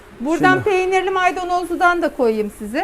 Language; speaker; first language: Turkish; native; Turkish